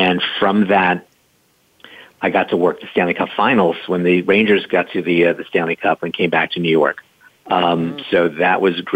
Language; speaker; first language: English; native; English